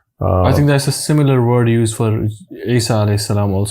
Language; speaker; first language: English; non-native, local second language; Urdu